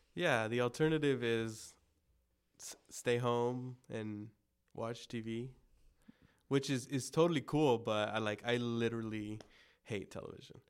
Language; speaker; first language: English; early bilingual, other home language; Spanish